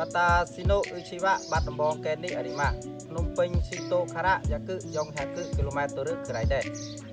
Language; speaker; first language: Japanese; non-native, learner; Khmer